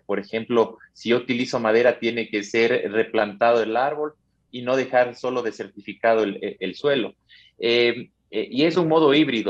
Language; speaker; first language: Spanish; native; Spanish